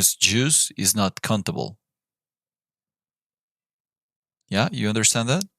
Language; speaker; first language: English; non-native, fluent; Spanish